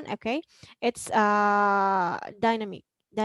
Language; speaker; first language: English; non-native, fluent; Indonesian